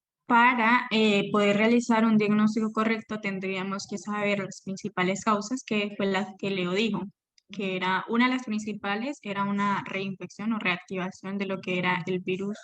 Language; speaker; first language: Spanish; native; Spanish